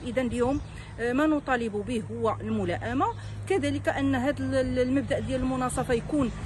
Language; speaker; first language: Arabic; native; Arabic